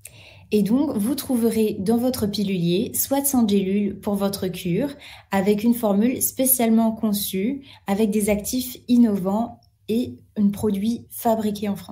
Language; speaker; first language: French; native; French